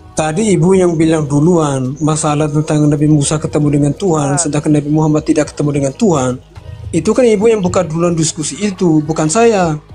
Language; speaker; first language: Indonesian; native; Indonesian